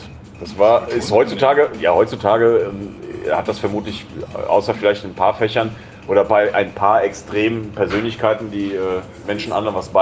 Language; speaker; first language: German; native; German